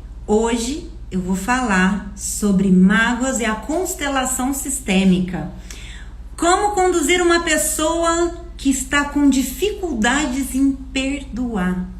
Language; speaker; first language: Portuguese; native; Portuguese